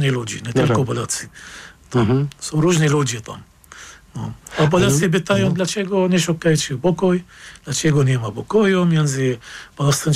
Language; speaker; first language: Polish; non-native, fluent; Arabic